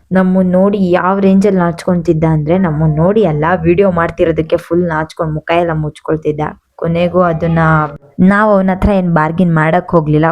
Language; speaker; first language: Kannada; non-native, local second language; Lambadi